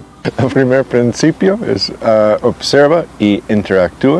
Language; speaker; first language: Spanish; non-native, fluent; English